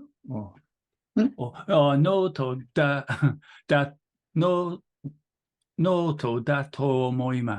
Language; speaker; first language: Japanese; non-native, learner; English